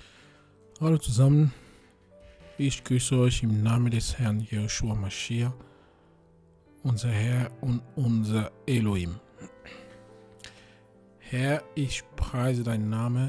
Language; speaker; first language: German; non-native, fluent; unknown